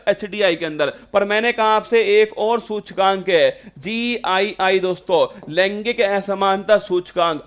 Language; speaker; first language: Hindi; native; Hindi